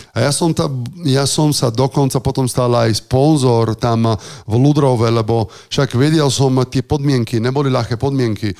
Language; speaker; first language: Slovak; non-native, fluent; Italian